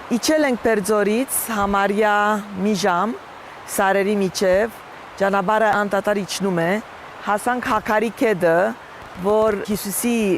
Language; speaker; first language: Armenian; early bilingual, heritage; Armenian